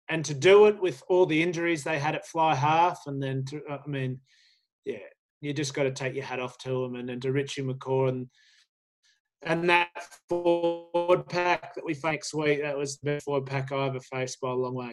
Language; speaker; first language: English; native; English